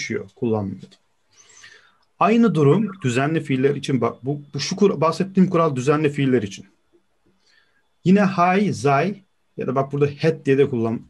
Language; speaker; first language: Turkish; native; Turkish